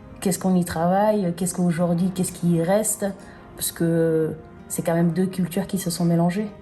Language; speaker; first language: French; native; French